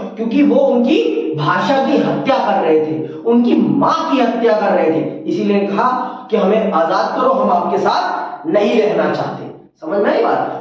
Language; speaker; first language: Hindi; native; Hindi